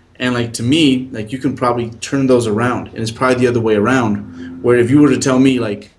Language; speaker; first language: English; native; English